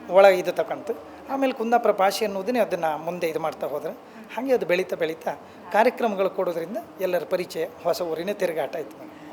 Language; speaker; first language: Kannada; native; Kannada